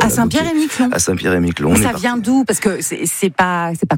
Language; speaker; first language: French; native; French